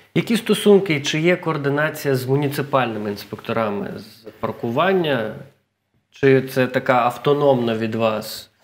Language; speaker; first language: Ukrainian; non-native, local second language; Russian